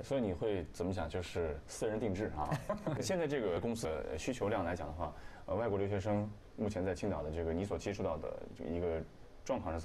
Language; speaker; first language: Chinese; native; Chinese